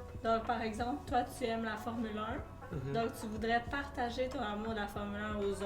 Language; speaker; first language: French; native; French